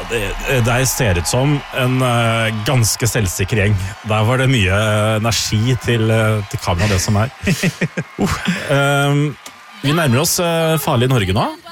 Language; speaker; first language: Norwegian; native; Norwegian